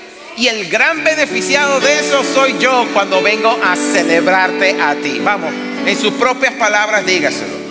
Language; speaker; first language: Spanish; native; Spanish